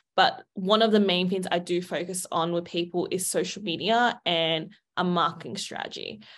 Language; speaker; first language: English; native; English